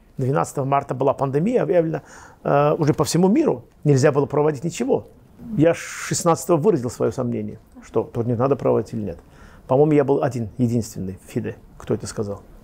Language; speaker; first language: Russian; non-native, local second language; Azerbaijani